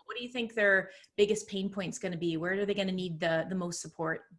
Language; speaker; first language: English; native; English